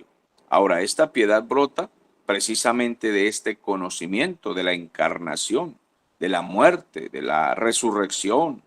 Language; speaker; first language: Spanish; native; Spanish